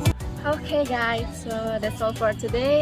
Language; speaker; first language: English; non-native, learner; Indonesian